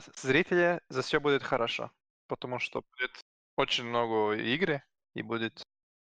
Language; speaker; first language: Russian; non-native, learner; Serbian